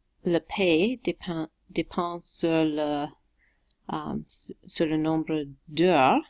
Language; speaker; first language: French; non-native, local second language; English